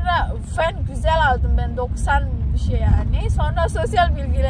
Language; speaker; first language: Turkish; non-native, learner; Indonesian